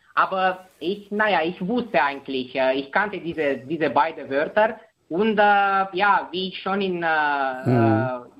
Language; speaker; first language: German; non-native, fluent; Romanian